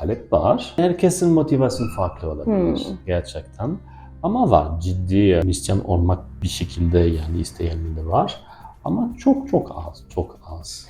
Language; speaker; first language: Turkish; non-native, fluent; French